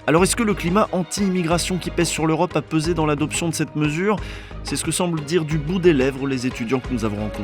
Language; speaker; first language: French; native; French